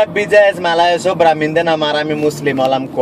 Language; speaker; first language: Filipino; non-native, learner; Bangla